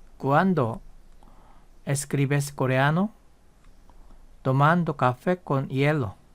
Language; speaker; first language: Spanish; non-native, fluent; Korean